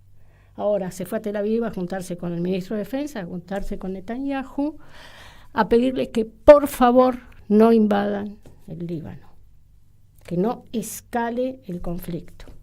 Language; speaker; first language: Spanish; native; Spanish